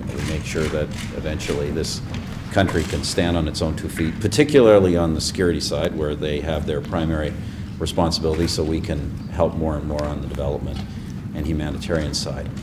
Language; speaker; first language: English; native; English